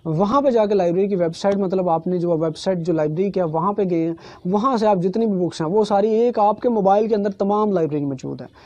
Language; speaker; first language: Urdu; native; Urdu